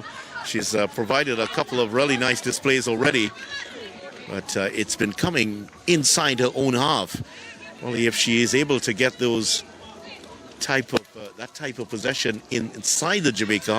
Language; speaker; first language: English; native; English